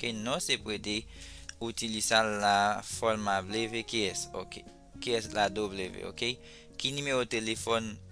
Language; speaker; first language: Spanish; non-native, fluent; Haitian Creole